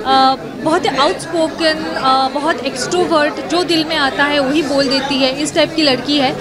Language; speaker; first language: Hindi; native; Hindi